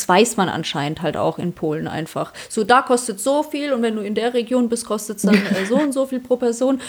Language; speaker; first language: German; early bilingual, other home language; Polish